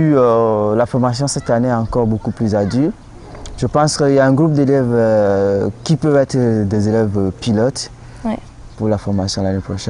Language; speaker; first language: French; non-native, local second language; Ewe